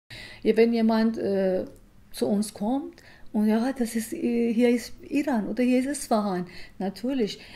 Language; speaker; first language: German; non-native, learner; Persian